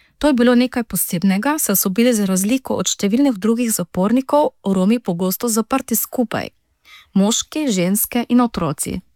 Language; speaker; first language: Slovenian; non-native, local second language; Romany